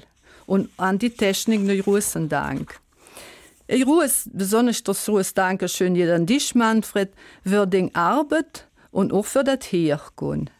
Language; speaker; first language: German; native; German